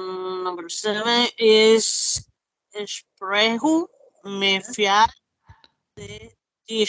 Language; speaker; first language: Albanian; non-native, learner; Spanish